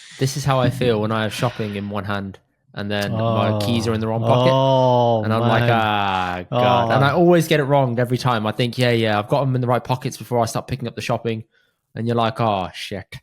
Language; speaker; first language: English; early bilingual, other home language; Punjabi